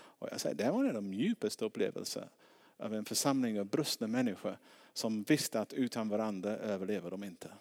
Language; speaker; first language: Swedish; non-native, fluent; English